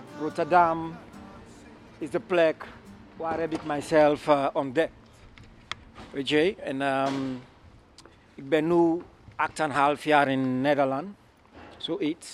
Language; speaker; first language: Dutch; non-native, learner; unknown